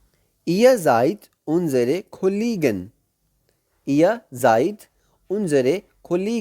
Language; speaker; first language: German; non-native, learner; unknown